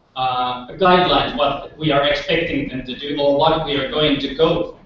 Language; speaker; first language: English; non-native, fluent; Finnish